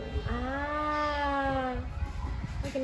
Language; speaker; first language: Spanish; non-native, learner; Japanese